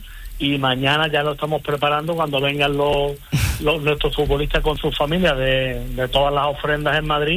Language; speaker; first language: Spanish; native; Spanish